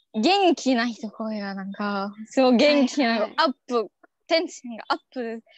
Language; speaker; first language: Japanese; non-native, learner; Arabic